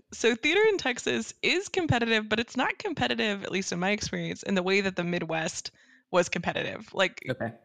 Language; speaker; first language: English; native; English